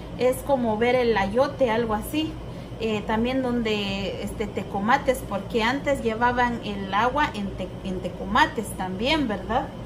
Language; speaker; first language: Spanish; native; Spanish